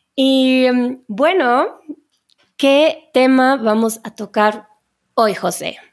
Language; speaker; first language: Spanish; native; Spanish